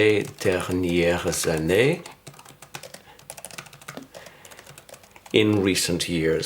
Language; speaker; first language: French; non-native, fluent; English